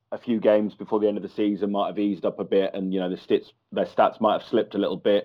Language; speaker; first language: English; native; English